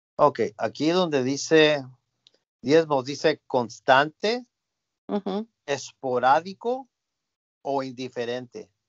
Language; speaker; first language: Spanish; early bilingual, heritage; Spanish